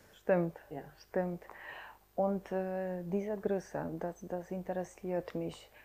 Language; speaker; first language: German; non-native, fluent; Polish